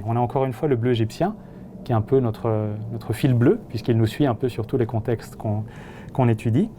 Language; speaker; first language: French; non-native, fluent; Italian